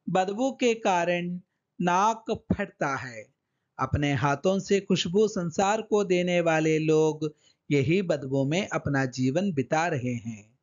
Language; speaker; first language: Hindi; non-native, local second language; Telugu